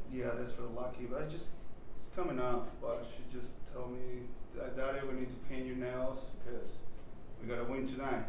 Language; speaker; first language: English; non-native, fluent; Spanish